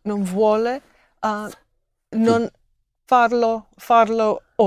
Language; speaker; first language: Italian; non-native, learner; English